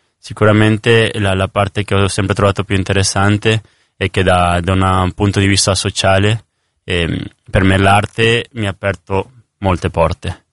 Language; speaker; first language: Italian; early bilingual, other home language; Spanish